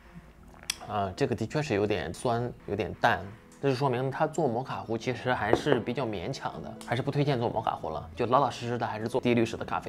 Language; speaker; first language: Chinese; native; Chinese